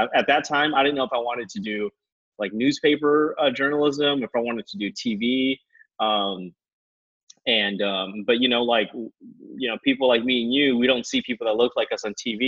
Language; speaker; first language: English; native; English